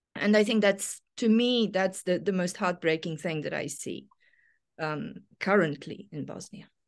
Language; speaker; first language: English; non-native, fluent; Serbian